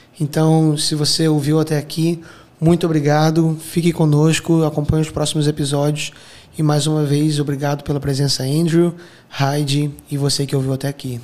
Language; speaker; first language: Portuguese; native; Portuguese